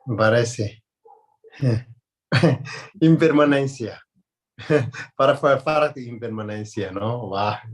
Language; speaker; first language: Spanish; non-native, learner; Tibetan